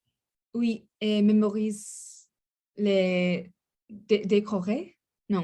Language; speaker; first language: French; non-native, learner; English